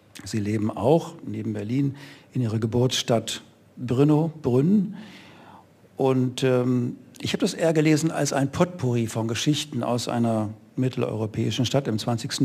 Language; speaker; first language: German; native; German